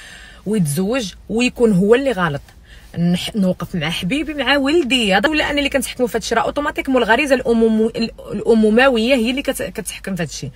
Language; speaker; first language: Arabic; native; Arabic